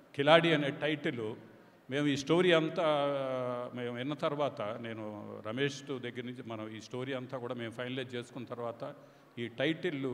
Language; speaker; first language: Telugu; native; Telugu